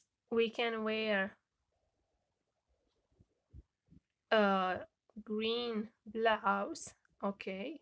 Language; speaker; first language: English; non-native, fluent; Romanian